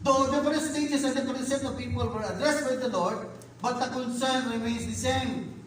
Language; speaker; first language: English; non-native, local second language; Filipino